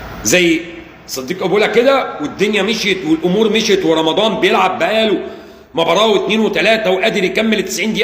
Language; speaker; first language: Arabic; native; Arabic